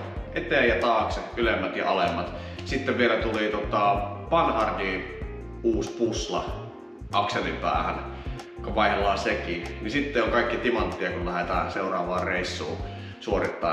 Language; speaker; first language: Finnish; native; Finnish